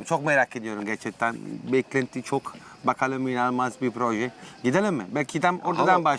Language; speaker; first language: Turkish; non-native, fluent; Italian